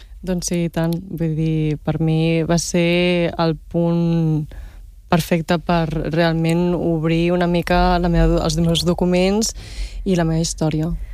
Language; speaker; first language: Catalan; native; Catalan